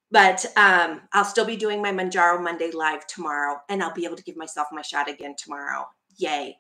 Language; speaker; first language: English; native; English